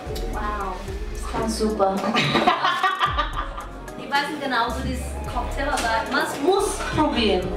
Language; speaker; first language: German; non-native, learner; Cantonese